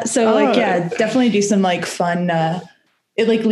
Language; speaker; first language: English; native; English